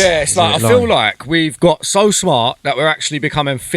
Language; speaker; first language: English; native; English